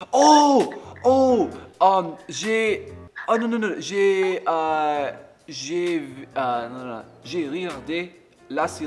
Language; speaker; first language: French; non-native, learner; English